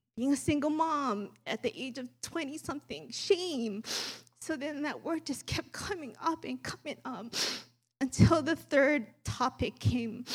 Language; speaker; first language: English; native; English